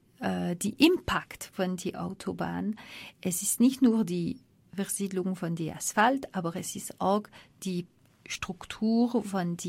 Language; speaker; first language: German; non-native, fluent; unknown